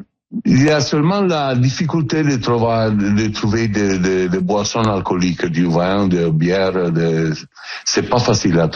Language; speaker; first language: French; non-native, learner; Italian